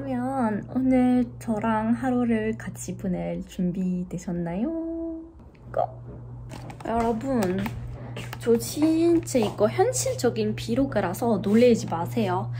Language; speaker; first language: Korean; non-native, fluent; Arabic